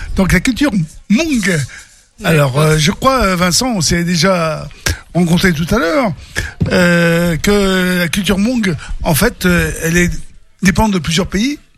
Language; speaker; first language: French; native; French